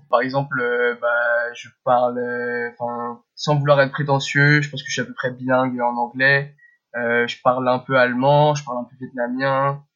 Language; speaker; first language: French; early bilingual, heritage; French